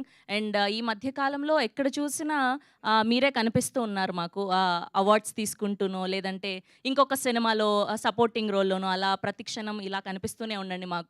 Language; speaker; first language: Telugu; native; Telugu